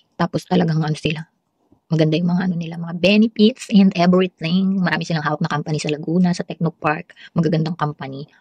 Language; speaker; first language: Filipino; native; Filipino